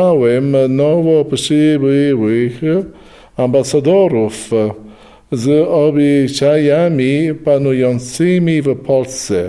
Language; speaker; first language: Polish; non-native, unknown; Italian